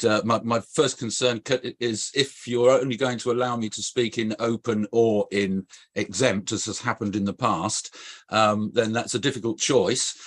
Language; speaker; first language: English; native; English